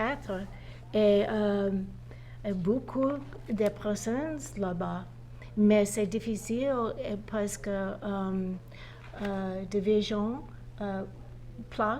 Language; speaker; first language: French; non-native, learner; English